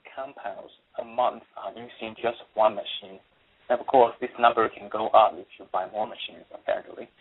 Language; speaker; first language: English; non-native, fluent; Chinese